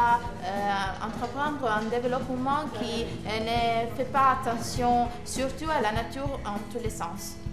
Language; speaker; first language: French; non-native, learner; Italian